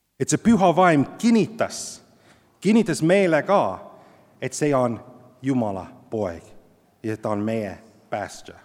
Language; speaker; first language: Estonian; non-native, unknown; English